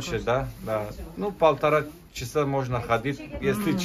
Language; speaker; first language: Russian; non-native, learner; Turkish